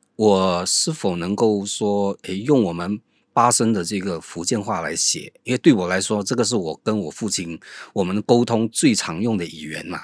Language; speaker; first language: Chinese; non-native, local second language; Min Nan Chinese